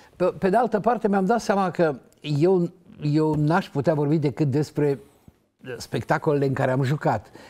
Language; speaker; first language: Romanian; native; Romanian